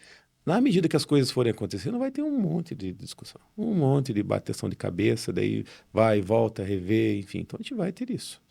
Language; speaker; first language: Portuguese; native; Portuguese